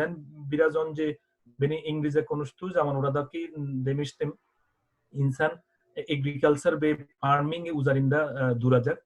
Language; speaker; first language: Turkish; non-native, fluent; Bangla